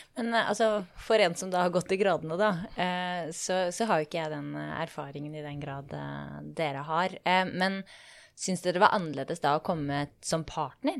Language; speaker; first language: Norwegian; native; Norwegian